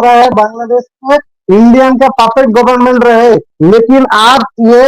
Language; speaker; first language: Hindi; non-native, learner; Bangla